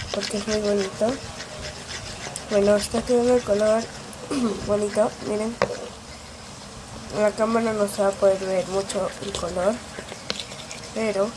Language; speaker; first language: Spanish; native; Spanish